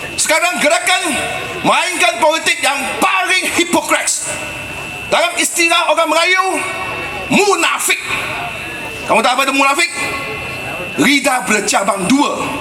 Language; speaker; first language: Malay; non-native, local second language; Chinese